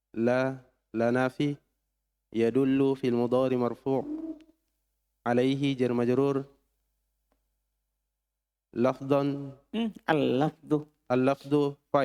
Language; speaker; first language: Arabic; non-native, learner; Indonesian